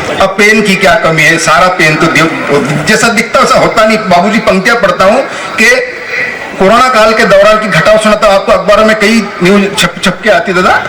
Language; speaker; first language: Hindi; non-native, local second language; Telugu